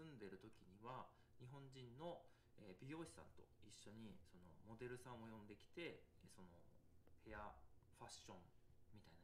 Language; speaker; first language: Japanese; native; Japanese